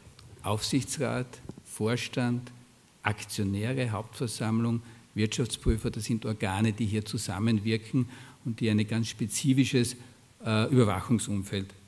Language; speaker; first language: German; native; German